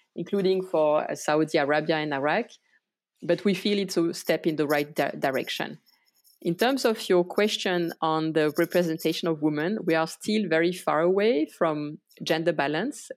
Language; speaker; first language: English; non-native, fluent; French